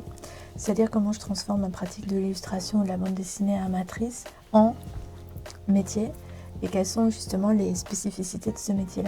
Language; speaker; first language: French; native; French